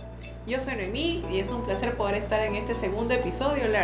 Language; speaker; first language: Spanish; native; Spanish